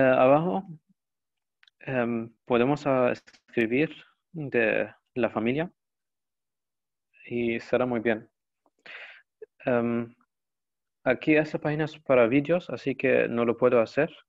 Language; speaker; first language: Spanish; non-native, learner; Arabic